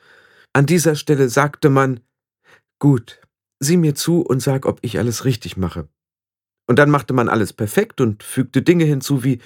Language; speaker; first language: German; native; German